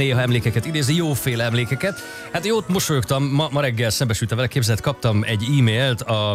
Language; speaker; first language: Hungarian; native; Hungarian